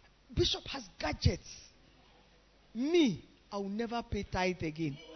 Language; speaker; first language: English; non-native, local second language; Akan